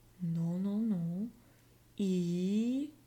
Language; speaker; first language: Russian; non-native, learner; English